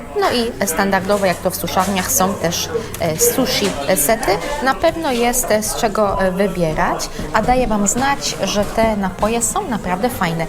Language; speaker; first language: Polish; native; Polish